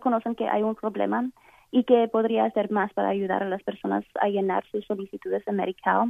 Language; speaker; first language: Spanish; early bilingual, heritage; Spanish